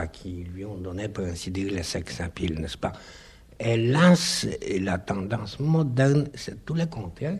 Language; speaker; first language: French; non-native, fluent; Polish